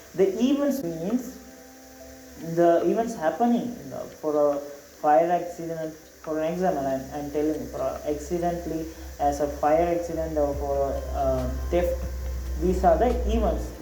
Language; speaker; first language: English; non-native, local second language; Tamil